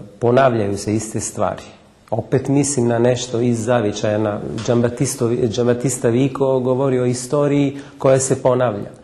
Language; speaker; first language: Serbian; non-native, fluent; Italian